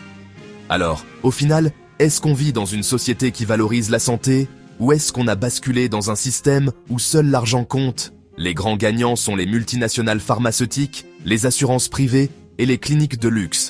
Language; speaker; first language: French; native; French